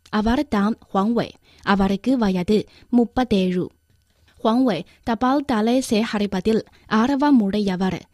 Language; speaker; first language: Tamil; non-native, fluent; Chinese